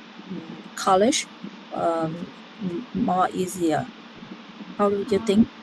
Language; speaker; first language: English; non-native, learner; Vietnamese